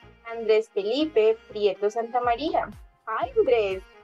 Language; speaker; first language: Spanish; native; Spanish